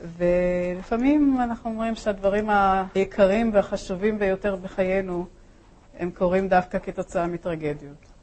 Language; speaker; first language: Hebrew; early bilingual, other home language; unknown